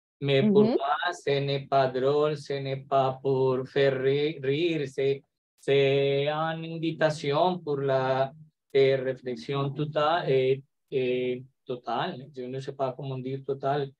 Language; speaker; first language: French; non-native, learner; Spanish